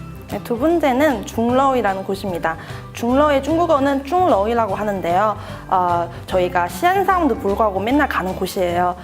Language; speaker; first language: Korean; non-native, fluent; Chinese